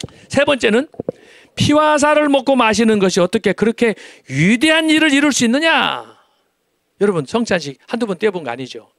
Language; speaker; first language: Korean; native; Korean